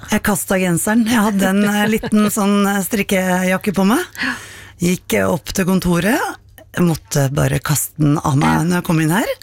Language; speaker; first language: Norwegian; native; Norwegian